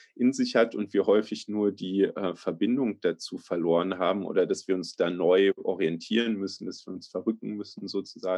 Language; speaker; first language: German; native; German